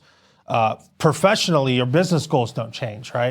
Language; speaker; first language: English; native; English